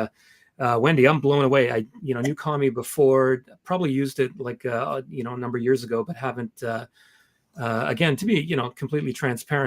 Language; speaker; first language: English; native; English